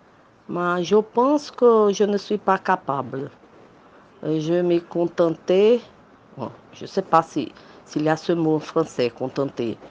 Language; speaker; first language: French; non-native, learner; Portuguese